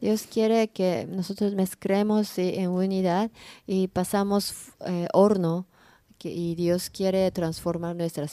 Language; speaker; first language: Spanish; non-native, learner; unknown